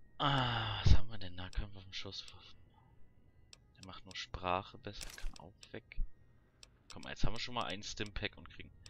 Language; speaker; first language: German; native; German